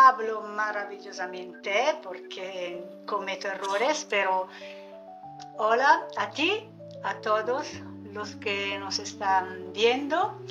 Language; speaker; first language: Spanish; non-native, fluent; Italian